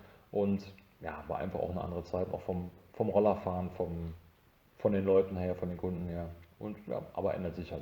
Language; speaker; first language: German; native; German